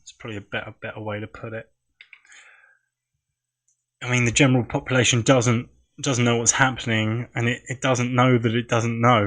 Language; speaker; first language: English; native; English